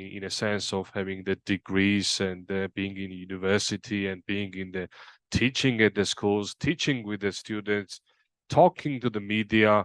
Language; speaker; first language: English; non-native, fluent; Georgian